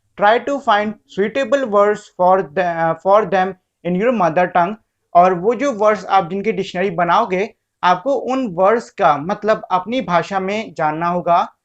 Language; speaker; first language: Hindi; native; Hindi